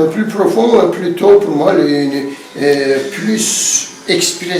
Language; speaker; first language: French; non-native, fluent; Turkish